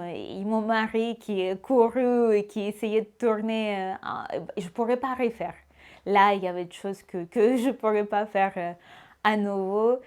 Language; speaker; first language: French; non-native, fluent; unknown